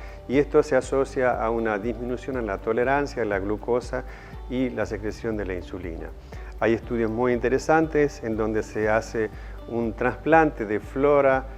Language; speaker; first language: Spanish; native; Spanish